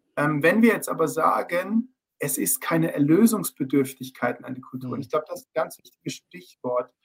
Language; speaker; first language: German; early bilingual, heritage; German